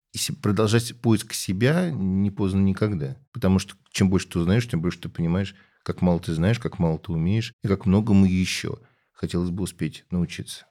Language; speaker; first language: Russian; native; Russian